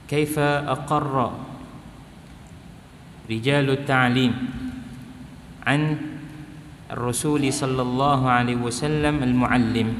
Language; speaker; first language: Arabic; non-native, fluent; Malay